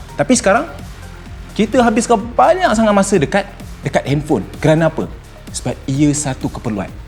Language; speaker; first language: Malay; native; Malay